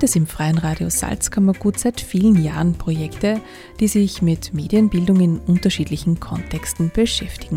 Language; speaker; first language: German; native; German